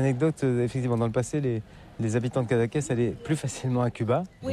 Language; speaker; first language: French; native; French